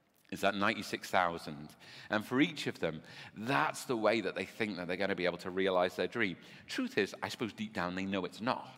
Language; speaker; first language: English; native; English